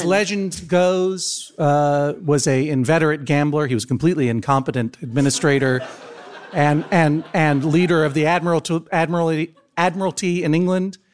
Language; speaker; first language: English; native; English